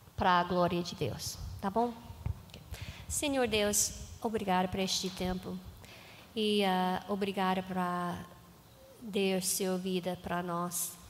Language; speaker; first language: Portuguese; non-native, learner; English